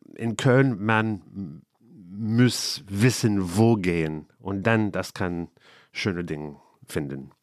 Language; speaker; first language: German; non-native, learner; English